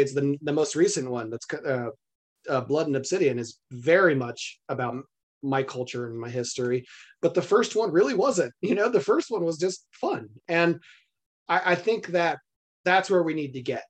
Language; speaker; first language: English; native; English